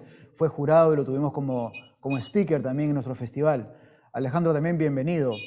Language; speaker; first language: Spanish; native; Spanish